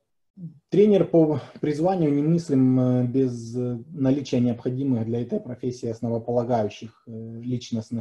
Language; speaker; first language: Russian; native; Russian